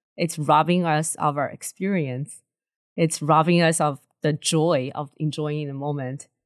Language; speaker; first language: English; early bilingual, other home language; Chinese